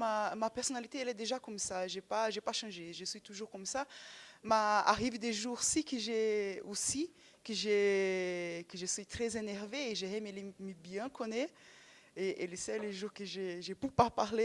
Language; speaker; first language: French; non-native, fluent; Portuguese